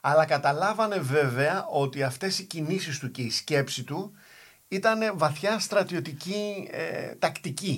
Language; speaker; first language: Greek; native; Greek